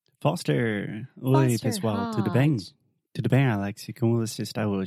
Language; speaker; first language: Portuguese; non-native, fluent; English